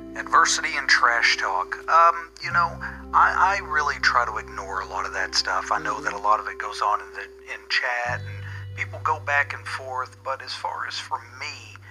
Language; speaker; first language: English; native; English